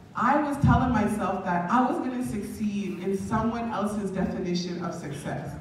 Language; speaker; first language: English; native; English